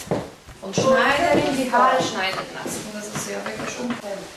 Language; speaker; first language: German; non-native, fluent; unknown